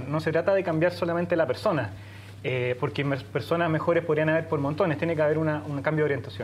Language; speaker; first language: Spanish; native; Spanish